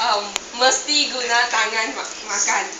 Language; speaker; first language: Indonesian; non-native, learner; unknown